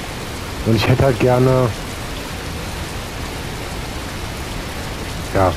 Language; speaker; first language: German; native; German